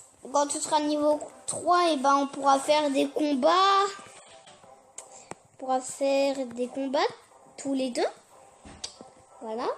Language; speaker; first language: French; native; French